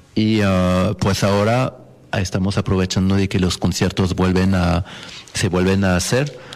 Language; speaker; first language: Spanish; non-native, fluent; French